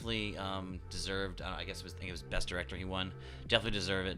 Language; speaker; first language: English; native; English